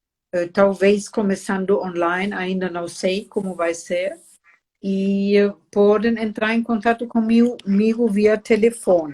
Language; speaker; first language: Portuguese; non-native, fluent; German